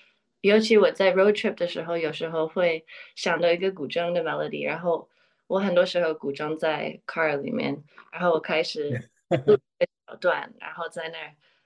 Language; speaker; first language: Chinese; early bilingual, other home language; English